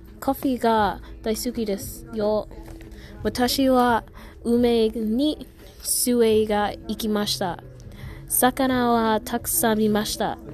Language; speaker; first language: Japanese; non-native, learner; English